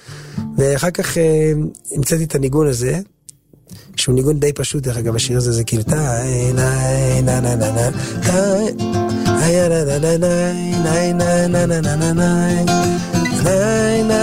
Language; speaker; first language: Hebrew; native; Hebrew